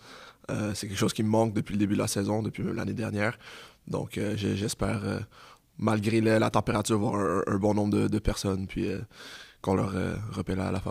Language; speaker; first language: French; native; French